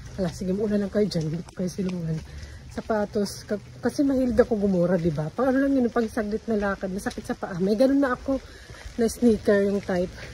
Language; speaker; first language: Filipino; native; Filipino